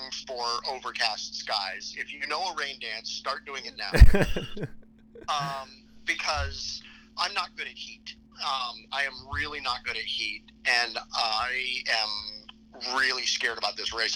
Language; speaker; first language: English; native; English